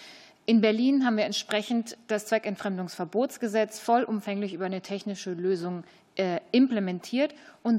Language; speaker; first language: German; native; German